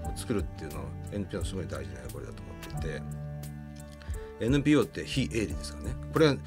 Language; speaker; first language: Japanese; native; Japanese